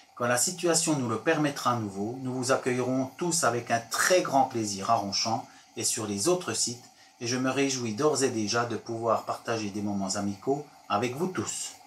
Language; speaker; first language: French; native; French